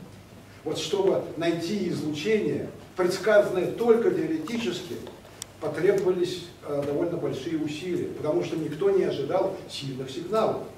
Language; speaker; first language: Russian; native; Russian